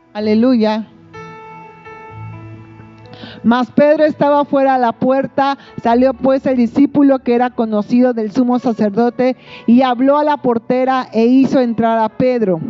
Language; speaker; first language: Spanish; native; Spanish